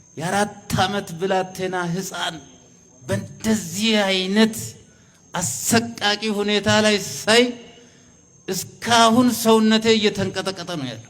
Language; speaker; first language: Amharic; native; Amharic